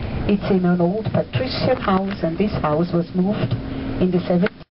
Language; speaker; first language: English; non-native, fluent; German